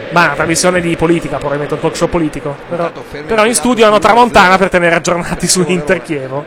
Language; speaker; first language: Italian; native; Italian